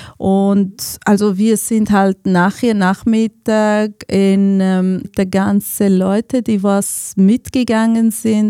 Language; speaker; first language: German; non-native, fluent; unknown